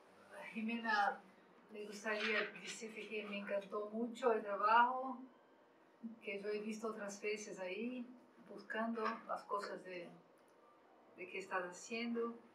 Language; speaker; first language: Spanish; non-native, fluent; Portuguese